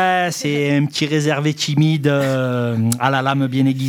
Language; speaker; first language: French; native; French